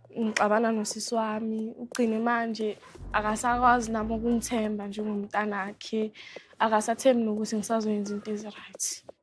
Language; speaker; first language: Zulu; native; Zulu